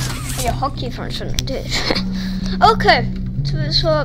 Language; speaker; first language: Icelandic; early bilingual, heritage; Icelandic